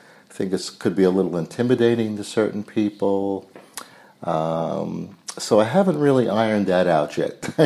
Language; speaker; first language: English; native; English